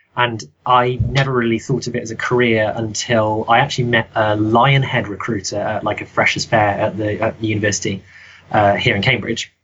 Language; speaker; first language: English; native; English